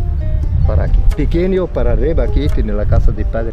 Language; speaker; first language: Spanish; non-native, learner; Arabic